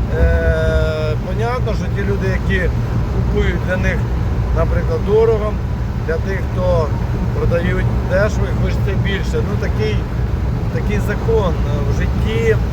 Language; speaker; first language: Ukrainian; native; Ukrainian